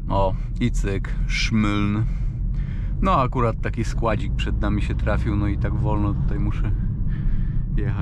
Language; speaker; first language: Polish; native; Polish